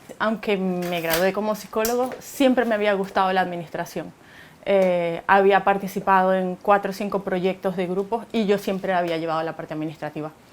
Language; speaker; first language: Spanish; native; Spanish